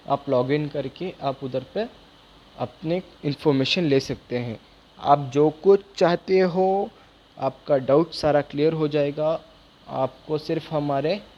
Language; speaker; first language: Hindi; non-native, local second language; Urdu